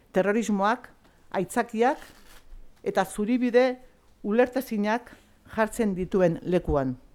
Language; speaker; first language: Basque; native; Basque